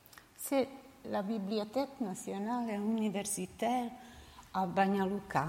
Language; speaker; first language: French; non-native, learner; Serbian